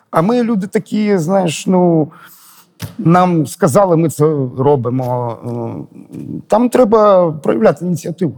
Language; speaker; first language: Ukrainian; native; Ukrainian